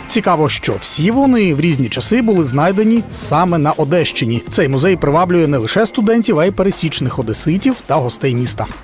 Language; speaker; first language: Ukrainian; native; Ukrainian